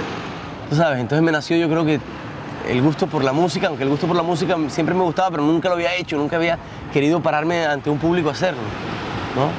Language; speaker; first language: Spanish; native; Spanish